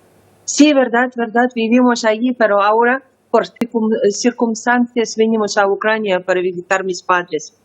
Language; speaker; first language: Spanish; non-native, learner; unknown